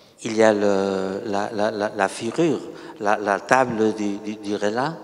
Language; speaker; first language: French; non-native, learner; Catalan